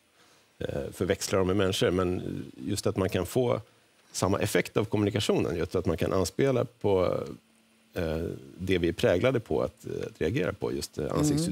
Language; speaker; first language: Swedish; native; Swedish